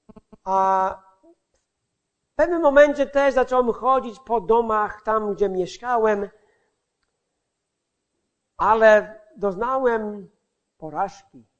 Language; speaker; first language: Polish; non-native, fluent; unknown